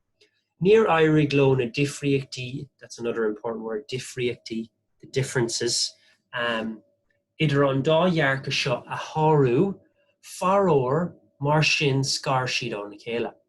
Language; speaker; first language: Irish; non-native, local second language; English